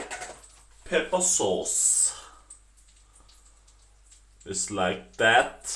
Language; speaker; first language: English; non-native, learner; Danish